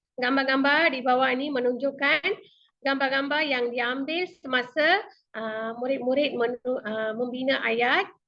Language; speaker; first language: Malay; non-native, local second language; Tamil